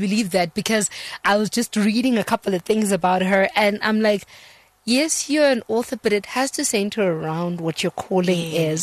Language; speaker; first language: English; non-native, local second language; Xhosa